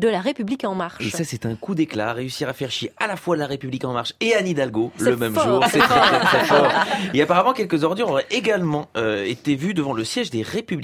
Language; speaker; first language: French; native; French